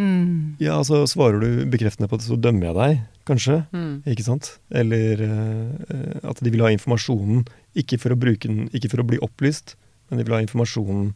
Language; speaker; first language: Norwegian; native; Norwegian